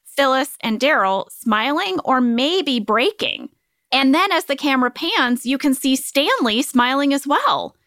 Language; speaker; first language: English; native; English